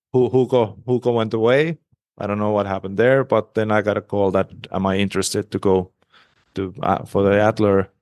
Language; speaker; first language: English; non-native, fluent; Finnish